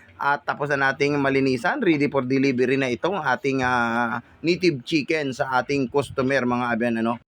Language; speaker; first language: Filipino; non-native, local second language; Bikol